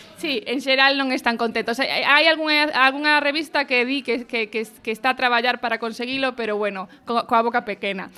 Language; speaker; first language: Galician; native; Galician